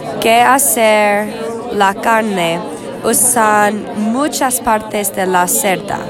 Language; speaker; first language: Spanish; non-native, learner; English